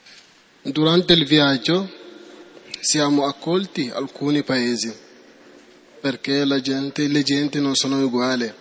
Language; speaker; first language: Italian; non-native, learner; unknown